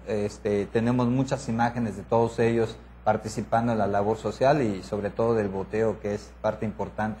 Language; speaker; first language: Spanish; native; Spanish